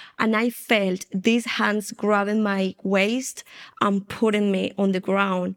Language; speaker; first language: English; non-native, fluent; Spanish